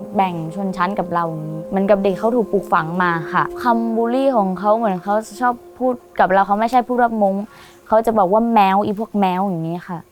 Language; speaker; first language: Thai; non-native, local second language; Hmong